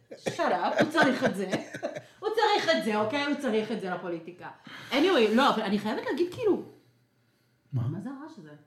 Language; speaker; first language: Hebrew; native; Hebrew